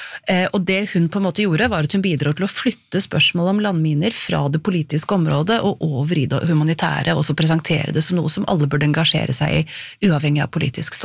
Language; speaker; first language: Norwegian; native; Norwegian